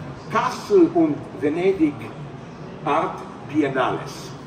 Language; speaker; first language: German; non-native, learner; Slovenian